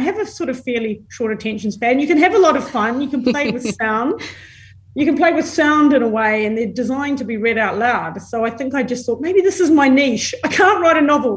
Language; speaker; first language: English; native; English